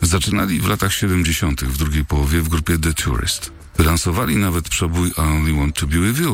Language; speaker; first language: Polish; native; Polish